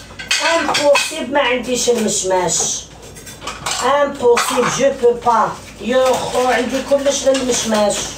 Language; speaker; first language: Arabic; native; Arabic